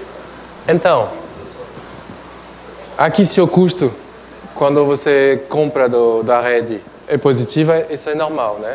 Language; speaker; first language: Portuguese; non-native, fluent; French